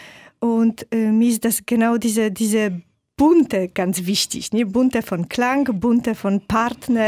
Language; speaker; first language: German; non-native, fluent; Polish